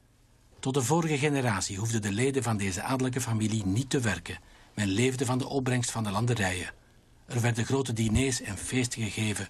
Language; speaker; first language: Dutch; native; Dutch